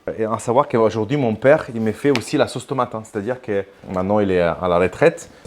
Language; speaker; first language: French; non-native, fluent; Italian